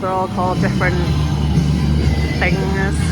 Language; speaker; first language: English; native; English